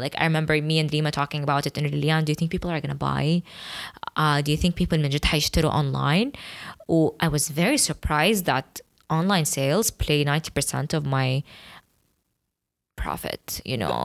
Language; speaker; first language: English; non-native, fluent; Arabic